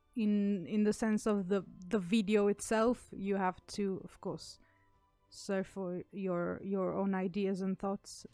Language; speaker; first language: English; non-native, fluent; Italian